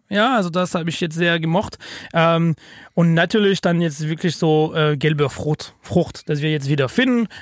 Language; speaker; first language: German; non-native, fluent; French